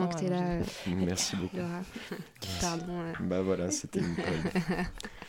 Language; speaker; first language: French; non-native, fluent; Ukrainian